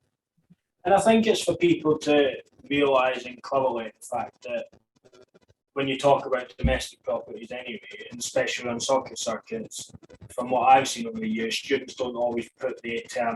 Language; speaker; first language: English; native; English